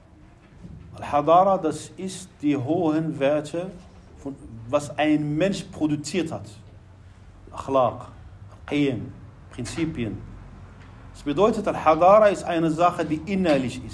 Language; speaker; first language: German; non-native, fluent; Arabic